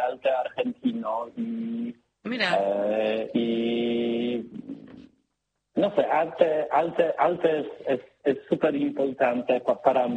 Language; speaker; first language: Spanish; non-native, learner; Polish